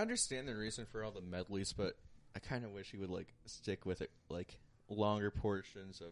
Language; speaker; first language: English; native; English